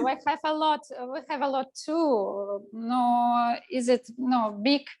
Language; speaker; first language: English; non-native, learner; Russian